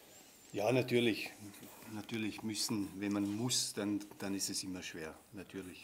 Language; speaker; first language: German; native; German